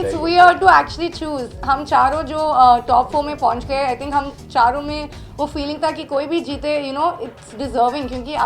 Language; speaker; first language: Hindi; non-native, local second language; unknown